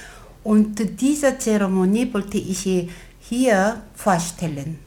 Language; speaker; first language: German; non-native, learner; Korean